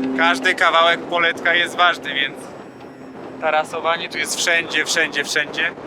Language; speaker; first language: Polish; native; Polish